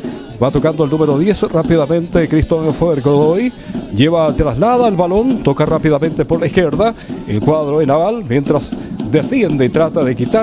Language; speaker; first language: Spanish; native; Spanish